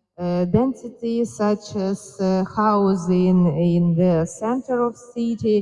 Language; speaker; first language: English; non-native, fluent; Ukrainian